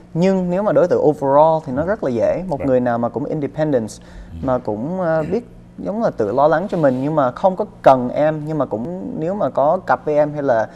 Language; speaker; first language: Vietnamese; early bilingual, other home language; English